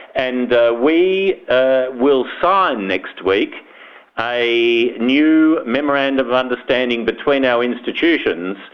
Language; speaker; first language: English; native; English